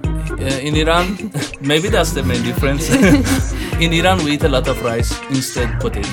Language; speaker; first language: English; non-native, fluent; Persian